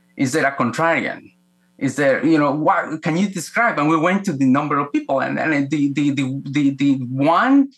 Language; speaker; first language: English; non-native, fluent; Spanish